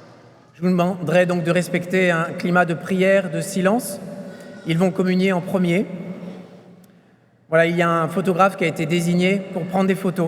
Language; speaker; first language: French; native; French